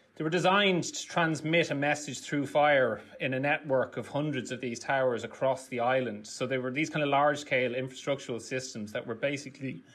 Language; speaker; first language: English; native; English